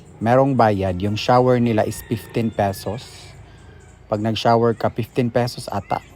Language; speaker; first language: Filipino; non-native, local second language; Cebuano